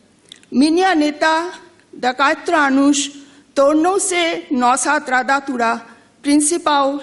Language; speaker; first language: Portuguese; non-native, learner; Bangla